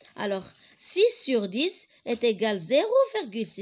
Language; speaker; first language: French; non-native, local second language; Arabic